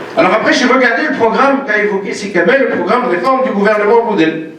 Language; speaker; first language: French; non-native, local second language; Arabic